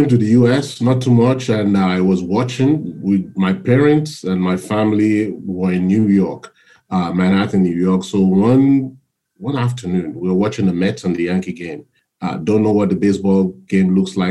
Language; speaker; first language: English; non-native, local second language; Yoruba